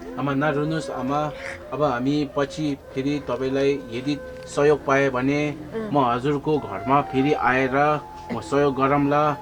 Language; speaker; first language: Nepali; non-native, local second language; Tibetan